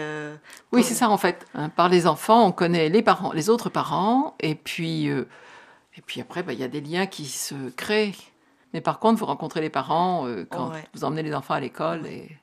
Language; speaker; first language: French; native; French